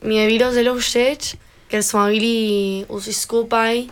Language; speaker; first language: Slovenian; early bilingual, heritage; Slovenian